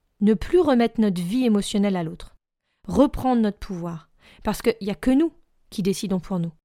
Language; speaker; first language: French; native; French